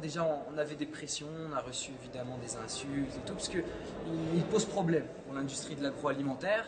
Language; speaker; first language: French; early bilingual, heritage; French